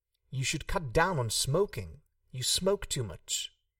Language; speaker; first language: English; non-native, fluent; Hungarian